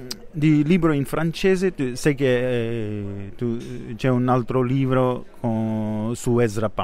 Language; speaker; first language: Italian; non-native, fluent; Portuguese